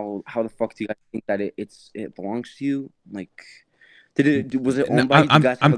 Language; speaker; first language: English; native; English